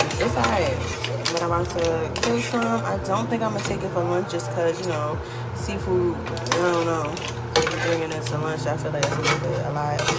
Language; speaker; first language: English; native; English